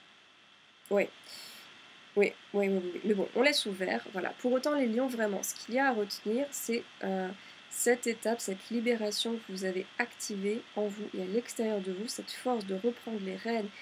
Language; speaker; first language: French; native; French